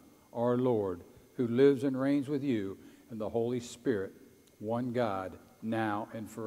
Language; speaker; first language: English; native; English